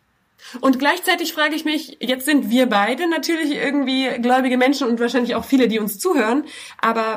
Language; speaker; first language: German; native; German